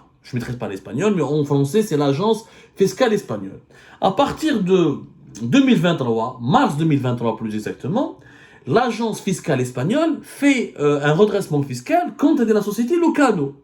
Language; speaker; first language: French; non-native, local second language; Arabic